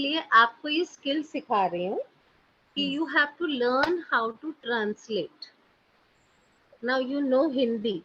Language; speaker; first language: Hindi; native; Hindi